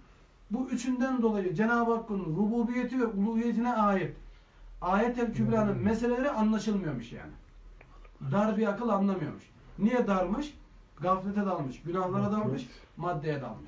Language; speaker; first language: Turkish; native; Turkish